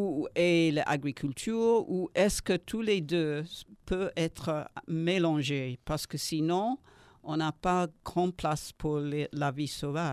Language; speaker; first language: French; non-native, learner; English